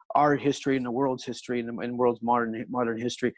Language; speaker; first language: English; early bilingual, other home language; Italian